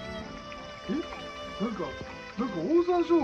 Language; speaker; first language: Japanese; native; Japanese